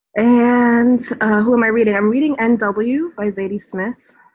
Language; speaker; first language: English; native; English